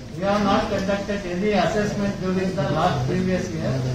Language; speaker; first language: English; non-native, local second language; Kannada